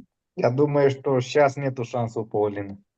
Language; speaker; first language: Russian; non-native, fluent; Romanian